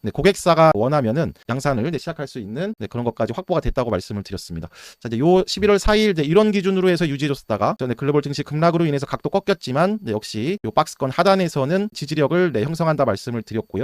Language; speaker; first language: Korean; native; Korean